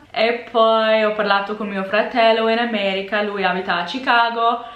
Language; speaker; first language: Italian; non-native, fluent; English